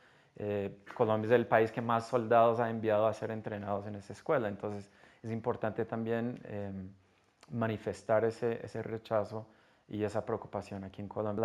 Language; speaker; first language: Spanish; non-native, fluent; English